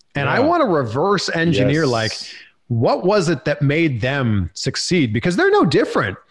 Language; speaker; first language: English; native; English